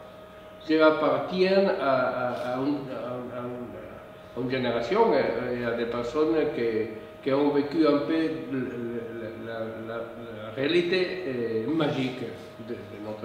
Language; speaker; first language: French; non-native, fluent; Spanish